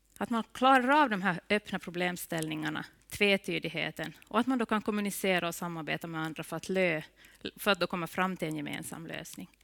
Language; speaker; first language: Swedish; native; Swedish